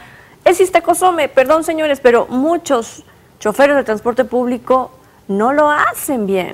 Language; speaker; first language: Spanish; native; Spanish